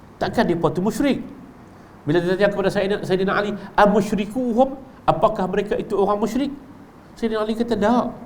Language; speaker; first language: Malay; native; Malay